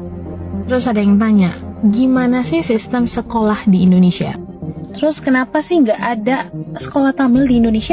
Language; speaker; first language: Indonesian; non-native, local second language; Tamil